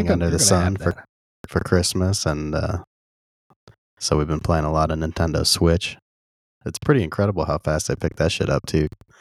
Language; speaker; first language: English; native; English